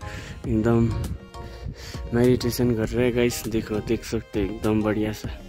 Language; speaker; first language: Hindi; non-native, local second language; Nepali